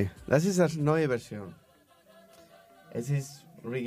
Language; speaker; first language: German; non-native, learner; Spanish